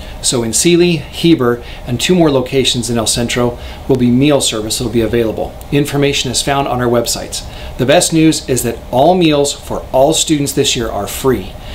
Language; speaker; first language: English; native; English